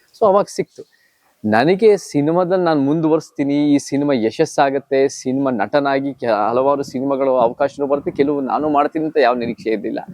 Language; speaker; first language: Kannada; early bilingual, heritage; Kannada